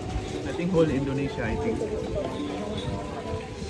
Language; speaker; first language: English; non-native, local second language; Cebuano